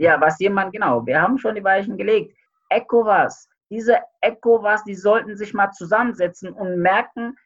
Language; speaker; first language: German; non-native, fluent; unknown